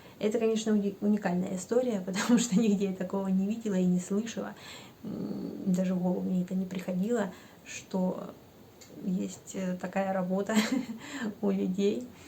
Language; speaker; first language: Russian; native; Russian